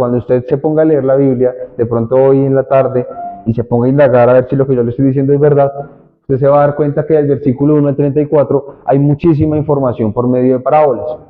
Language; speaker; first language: Spanish; native; Spanish